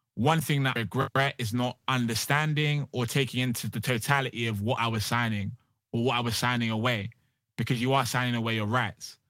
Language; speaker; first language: English; native; English